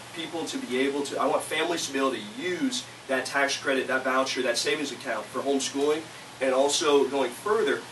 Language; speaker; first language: English; native; English